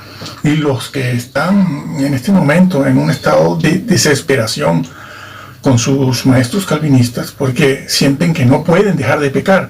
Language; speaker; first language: Spanish; native; Spanish